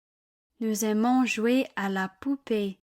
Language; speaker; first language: French; non-native, learner; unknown